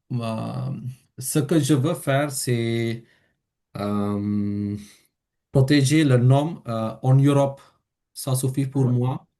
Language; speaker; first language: French; non-native, fluent; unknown